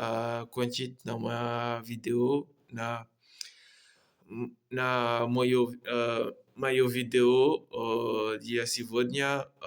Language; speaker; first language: Russian; non-native, learner; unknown